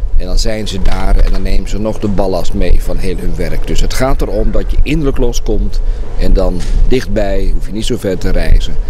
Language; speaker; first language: Dutch; native; Dutch